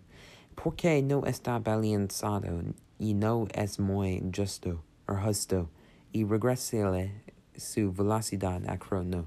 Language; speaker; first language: Spanish; non-native, learner; English